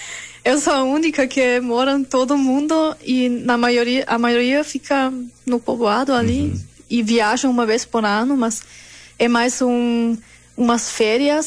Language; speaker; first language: Portuguese; non-native, learner; German